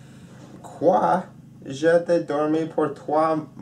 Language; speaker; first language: French; non-native, learner; English